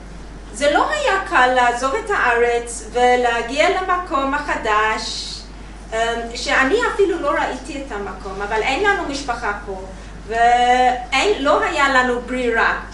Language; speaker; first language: Hebrew; non-native, learner; English